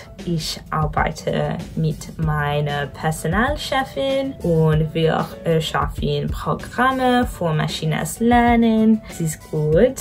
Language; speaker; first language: German; non-native, learner; English